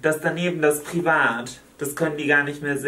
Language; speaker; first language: German; native; German